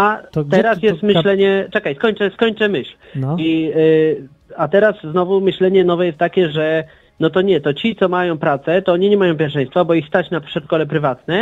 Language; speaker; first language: Polish; native; Polish